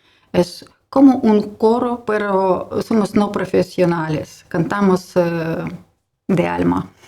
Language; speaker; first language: Spanish; non-native, learner; Ukrainian